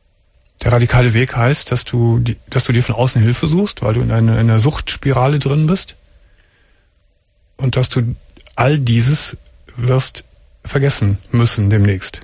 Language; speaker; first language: German; native; German